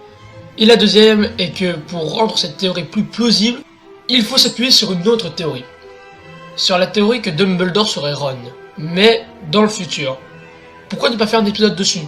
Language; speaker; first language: French; native; French